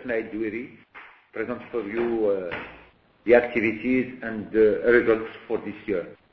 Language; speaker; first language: English; non-native, learner; Arabic